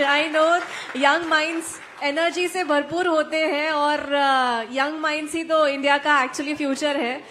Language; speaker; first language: Hindi; non-native, local second language; Marathi